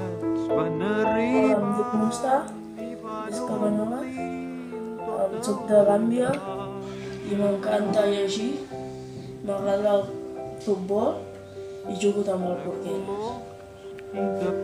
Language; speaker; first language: Catalan; non-native, learner; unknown